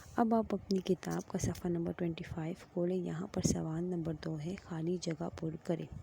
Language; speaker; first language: Urdu; non-native, local second language; Pashto